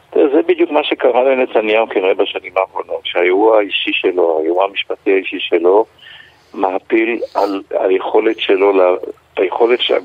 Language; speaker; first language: Hebrew; native; Hebrew